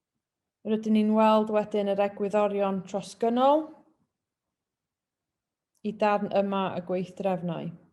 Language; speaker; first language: Welsh; native; Welsh